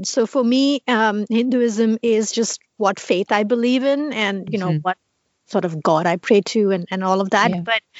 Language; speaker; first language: English; non-native, local second language; Tamil